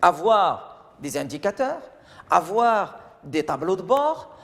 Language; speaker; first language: French; non-native, local second language; Arabic